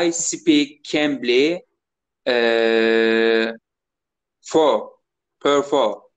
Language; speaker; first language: English; non-native, learner; Turkish